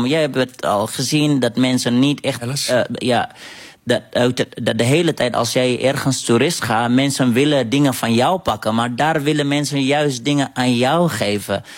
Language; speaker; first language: Dutch; non-native, fluent; Arabic